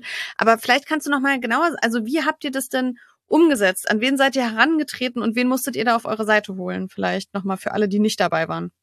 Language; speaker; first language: German; native; German